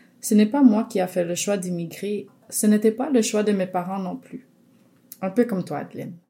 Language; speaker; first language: French; non-native, local second language; English